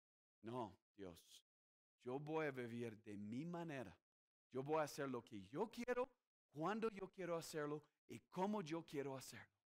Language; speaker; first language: Spanish; non-native, fluent; English